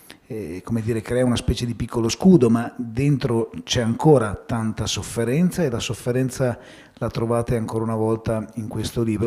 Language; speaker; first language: Italian; native; Italian